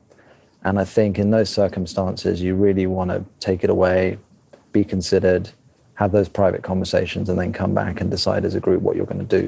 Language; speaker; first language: English; native; English